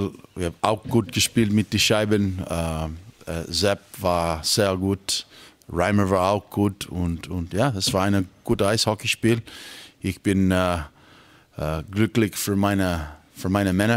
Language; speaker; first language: German; non-native, fluent; English